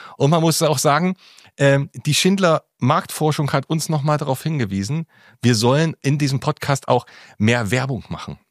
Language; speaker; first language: German; native; German